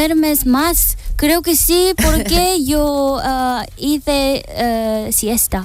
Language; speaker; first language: Spanish; non-native, learner; Korean